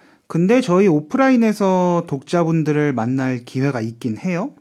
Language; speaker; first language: Korean; native; Korean